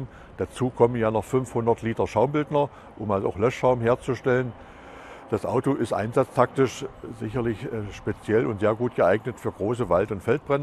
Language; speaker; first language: German; native; German